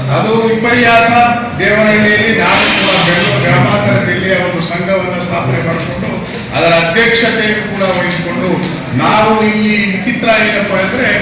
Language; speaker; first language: Kannada; non-native, local second language; Lambadi